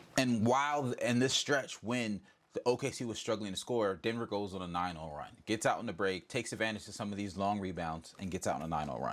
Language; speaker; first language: English; native; English